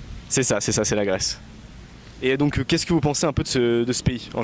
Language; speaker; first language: French; native; French